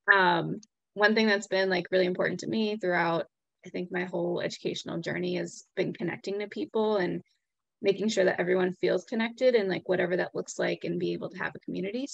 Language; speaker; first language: English; native; English